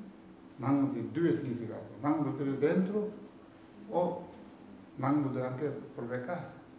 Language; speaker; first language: Italian; non-native, learner; Tibetan